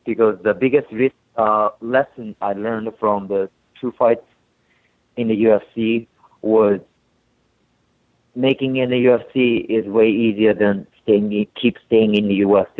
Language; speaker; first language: English; non-native, fluent; Japanese